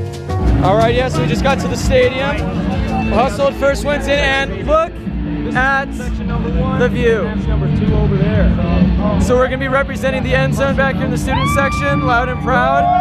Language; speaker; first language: English; native; English